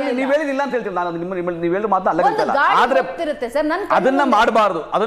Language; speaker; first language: Kannada; native; Kannada